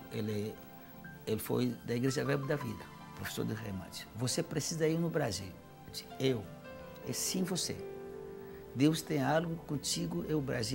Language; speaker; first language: Portuguese; non-native, fluent; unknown